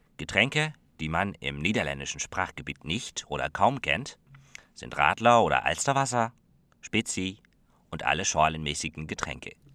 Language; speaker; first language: German; non-native, fluent; Dutch